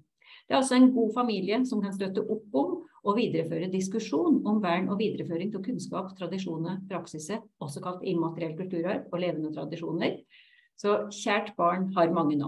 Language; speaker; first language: Norwegian; native; Norwegian